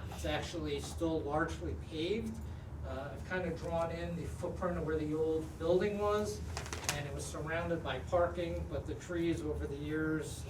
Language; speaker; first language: English; native; English